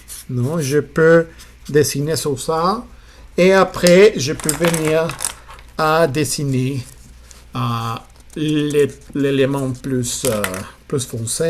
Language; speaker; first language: French; non-native, fluent; Spanish